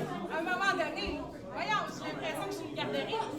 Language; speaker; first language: French; native; French